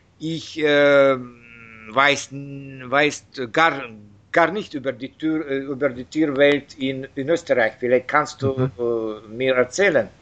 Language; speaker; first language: German; non-native, learner; Russian